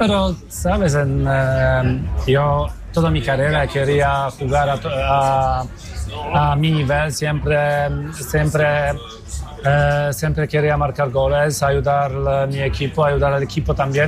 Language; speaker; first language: Spanish; non-native, fluent; Polish